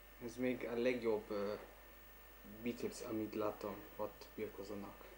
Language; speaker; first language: Hungarian; non-native, learner; German